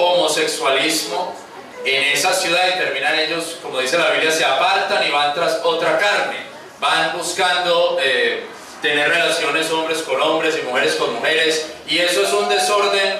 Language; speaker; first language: Spanish; native; Spanish